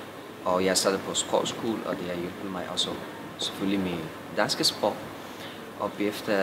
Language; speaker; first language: Danish; non-native, learner; Persian